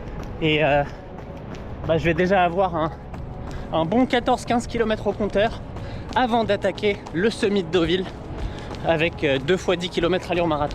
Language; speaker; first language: French; native; French